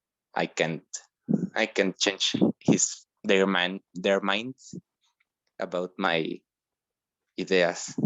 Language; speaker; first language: English; non-native, learner; Spanish